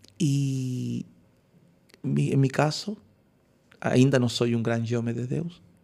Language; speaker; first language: Portuguese; non-native, fluent; Spanish